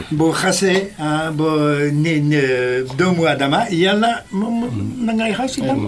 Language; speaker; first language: Wolof; non-native, fluent; French